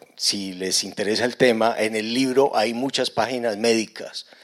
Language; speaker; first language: Spanish; native; Spanish